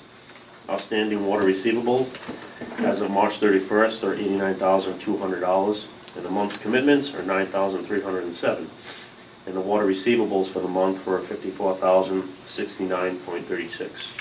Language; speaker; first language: English; native; English